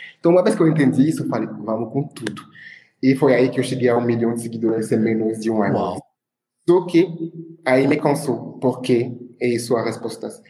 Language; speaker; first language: Portuguese; non-native, fluent; French